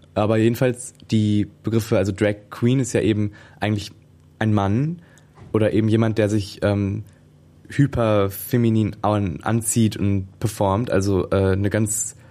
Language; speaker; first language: German; native; German